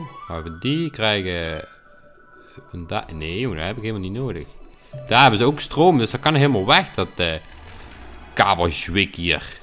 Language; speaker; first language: Dutch; native; Dutch